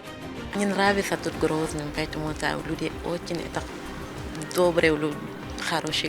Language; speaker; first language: Russian; non-native, learner; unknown